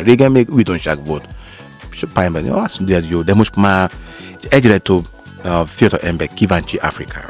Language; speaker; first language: Hungarian; non-native, learner; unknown